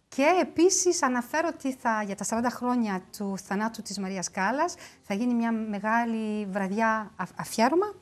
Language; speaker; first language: Greek; early bilingual, heritage; Greek